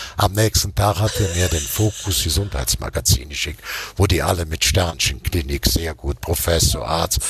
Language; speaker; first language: German; native; German